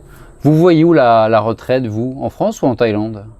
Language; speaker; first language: French; native; French